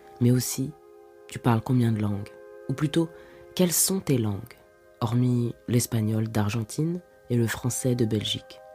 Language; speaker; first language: French; native; French